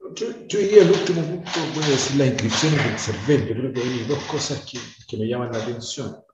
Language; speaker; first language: Spanish; native; Spanish